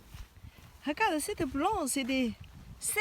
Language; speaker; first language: French; non-native, learner; Chinese